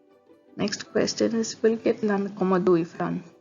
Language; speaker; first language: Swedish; non-native, fluent; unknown